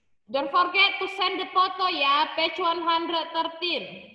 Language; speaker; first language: English; non-native, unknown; Indonesian